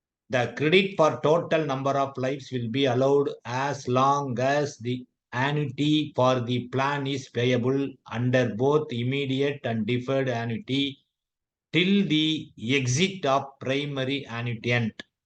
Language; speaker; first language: English; non-native, local second language; Tamil